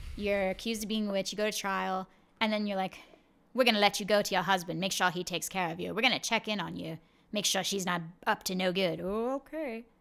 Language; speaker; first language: English; native; English